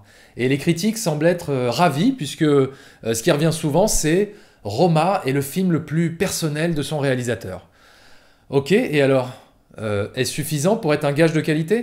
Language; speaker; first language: French; native; French